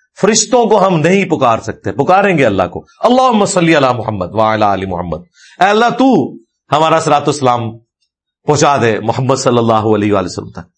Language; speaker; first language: Urdu; non-native, local second language; Punjabi